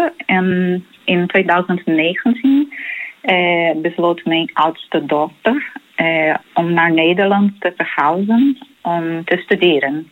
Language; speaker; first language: Dutch; non-native, fluent; Portuguese